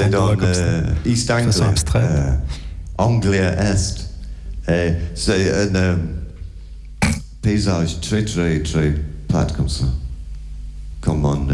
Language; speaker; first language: French; non-native, learner; English